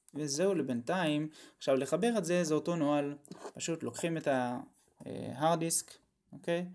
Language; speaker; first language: Hebrew; native; Hebrew